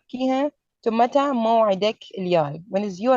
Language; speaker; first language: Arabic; non-native, fluent; Urdu